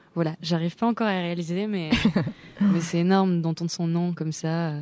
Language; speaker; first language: French; non-native, local second language; Arabic